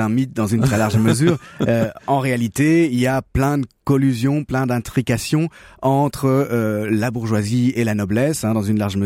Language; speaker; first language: French; native; French